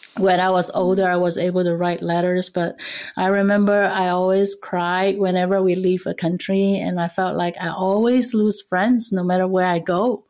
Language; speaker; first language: English; non-native, fluent; Cantonese